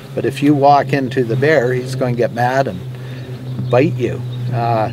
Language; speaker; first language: English; native; English